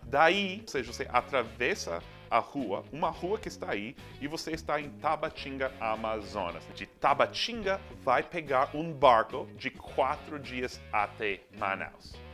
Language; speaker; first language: Portuguese; non-native, fluent; English